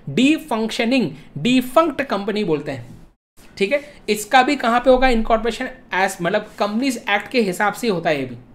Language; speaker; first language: Hindi; native; Hindi